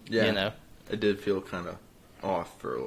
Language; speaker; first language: English; native; English